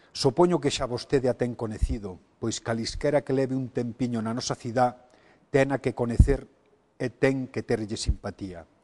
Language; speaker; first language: Galician; native; Galician